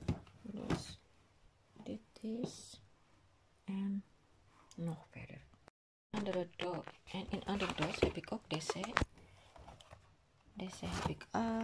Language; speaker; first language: Dutch; non-native, learner; Indonesian